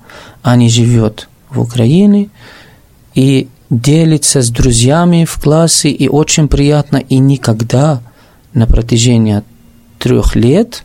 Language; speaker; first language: Russian; non-native, fluent; Arabic